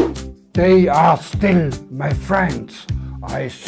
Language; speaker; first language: English; non-native, learner; German